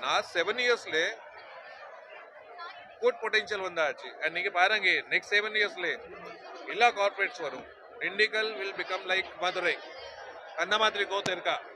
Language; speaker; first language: Tamil; non-native, learner; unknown